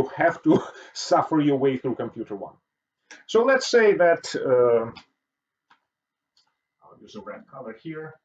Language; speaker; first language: English; non-native, fluent; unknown